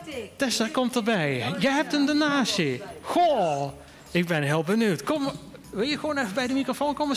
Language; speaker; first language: Dutch; native; Dutch